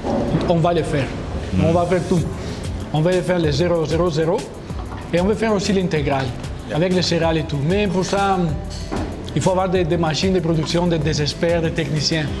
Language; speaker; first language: French; non-native, fluent; Italian